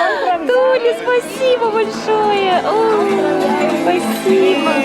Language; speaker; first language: Russian; non-native, local second language; Estonian